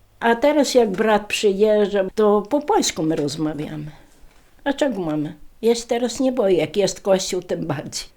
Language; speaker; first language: Polish; native; Polish